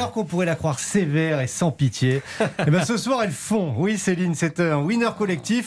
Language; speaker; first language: French; native; French